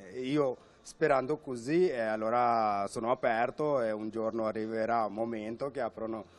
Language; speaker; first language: Italian; non-native, fluent; Urdu